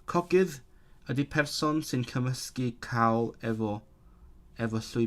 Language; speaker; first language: Welsh; non-native, learner; Cantonese